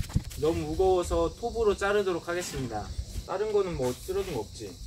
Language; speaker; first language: Korean; native; Korean